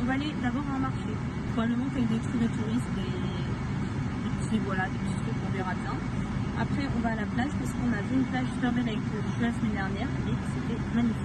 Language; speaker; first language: French; native; French